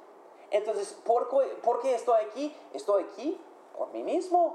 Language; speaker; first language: Spanish; non-native, fluent; English